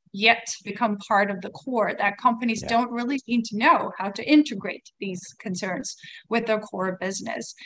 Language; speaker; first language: English; non-native, fluent; Swedish